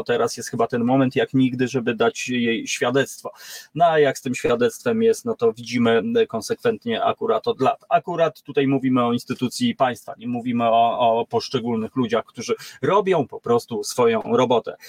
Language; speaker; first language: Polish; native; Polish